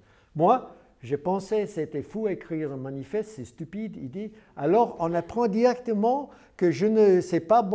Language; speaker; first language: French; non-native, learner; English